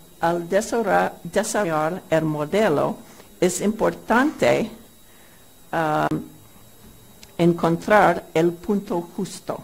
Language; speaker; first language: Spanish; non-native, fluent; English